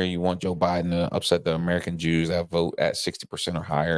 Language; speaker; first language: English; native; English